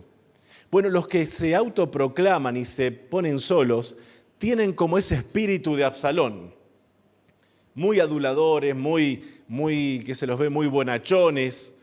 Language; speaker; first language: Spanish; native; Spanish